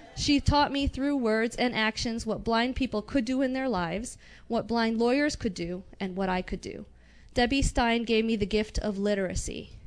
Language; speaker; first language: English; non-native, local second language; Arabic